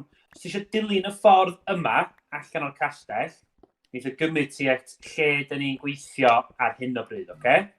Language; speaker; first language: Welsh; native; Welsh